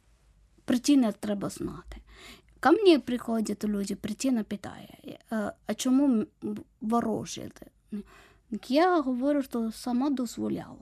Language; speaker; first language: Ukrainian; non-native, learner; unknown